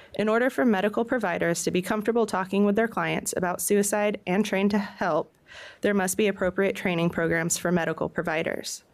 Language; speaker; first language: English; native; English